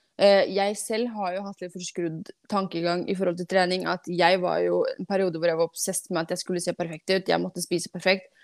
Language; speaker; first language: Norwegian; non-native, fluent; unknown